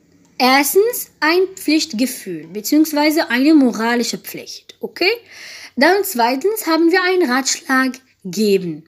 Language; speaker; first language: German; non-native, fluent; French